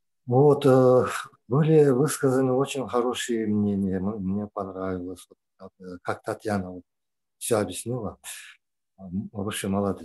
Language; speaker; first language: Russian; non-native, local second language; Kyrgyz